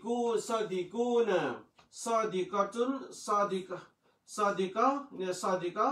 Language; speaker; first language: Arabic; non-native, fluent; Western Cham